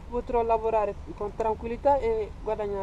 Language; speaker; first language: Italian; non-native, fluent; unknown